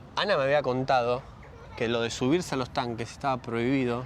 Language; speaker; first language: Spanish; native; Spanish